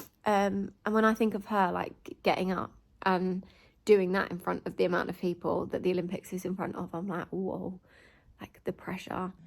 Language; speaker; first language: English; native; English